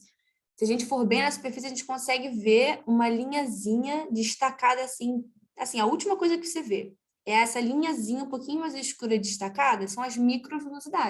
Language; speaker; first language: Portuguese; native; Portuguese